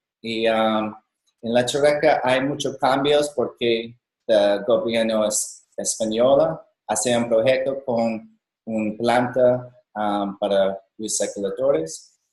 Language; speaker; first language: Spanish; non-native, learner; English